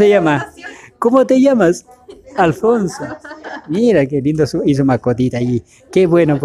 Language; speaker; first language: Spanish; native; Spanish